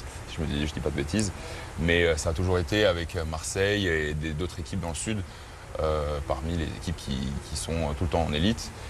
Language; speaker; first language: French; native; French